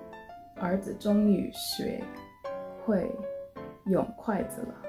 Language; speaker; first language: Chinese; non-native, learner; English